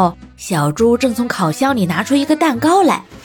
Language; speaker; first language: Chinese; native; Chinese